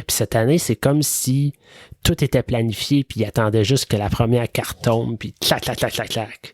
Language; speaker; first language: French; native; French